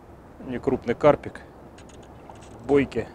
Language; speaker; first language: Russian; native; Russian